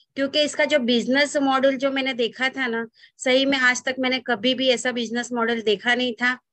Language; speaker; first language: Hindi; non-native, local second language; Gujarati